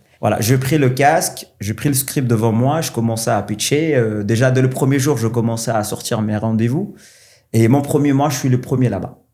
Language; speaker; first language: French; non-native, local second language; Arabic